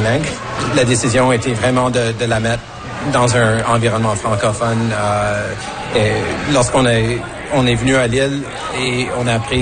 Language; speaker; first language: French; non-native, fluent; English